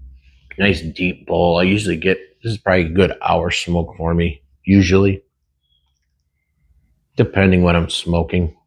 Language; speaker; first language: English; native; English